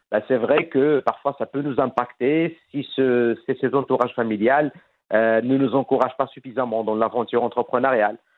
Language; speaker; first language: French; non-native, fluent; Arabic